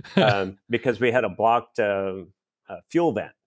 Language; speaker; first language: English; native; English